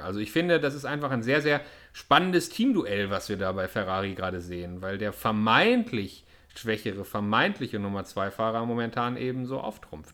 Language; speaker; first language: German; native; German